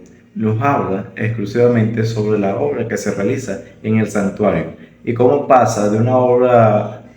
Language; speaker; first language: Spanish; native; Spanish